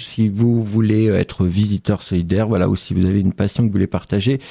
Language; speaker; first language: French; native; French